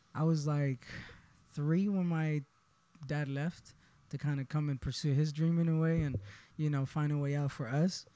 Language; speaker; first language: English; early bilingual, other home language; Spanish